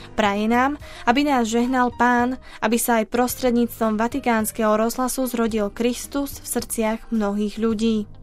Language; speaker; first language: Slovak; native; Slovak